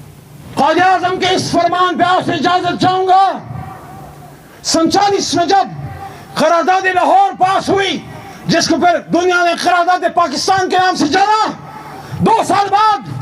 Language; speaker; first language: Urdu; native; Urdu